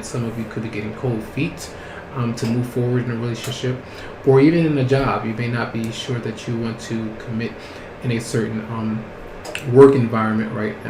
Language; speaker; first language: English; native; English